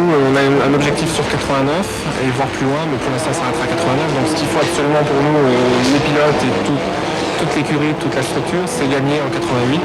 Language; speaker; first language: French; native; French